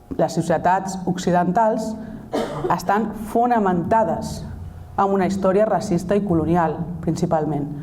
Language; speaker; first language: Catalan; non-native, local second language; Spanish